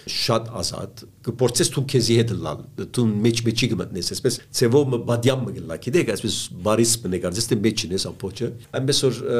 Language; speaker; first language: Armenian; early bilingual, heritage; Arabic